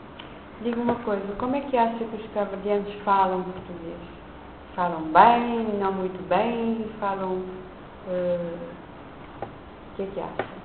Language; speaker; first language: Portuguese; non-native, local second language; Kabuverdianu